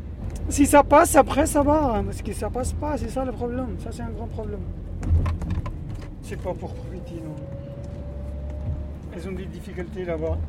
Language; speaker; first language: French; non-native, learner; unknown